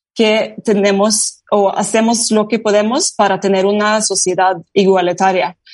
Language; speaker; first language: Spanish; non-native, fluent; Norwegian